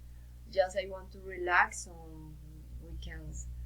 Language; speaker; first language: English; non-native, learner; Spanish